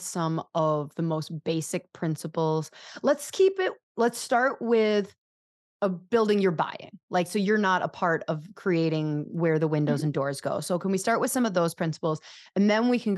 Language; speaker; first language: English; native; English